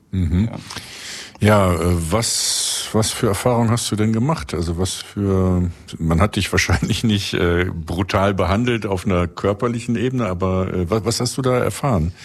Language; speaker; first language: German; native; German